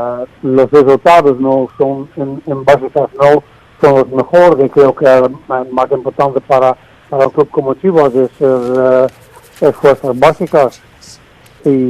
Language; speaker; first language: Spanish; non-native, fluent; Dutch